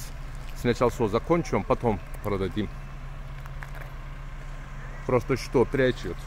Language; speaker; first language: Russian; non-native, learner; Turkish